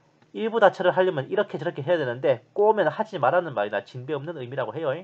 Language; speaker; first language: Korean; native; Korean